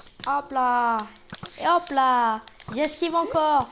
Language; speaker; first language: French; native; French